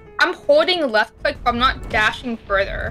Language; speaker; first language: English; native; English